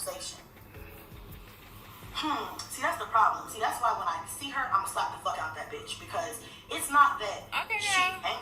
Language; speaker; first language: English; native; English